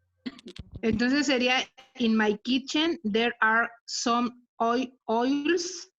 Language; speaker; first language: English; non-native, learner; Spanish